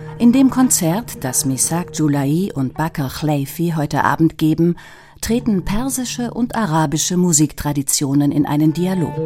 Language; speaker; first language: German; native; German